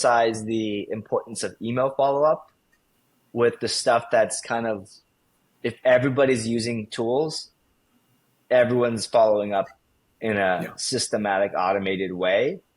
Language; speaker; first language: English; native; English